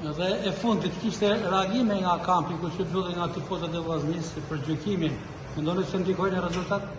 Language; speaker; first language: Albanian; native; Albanian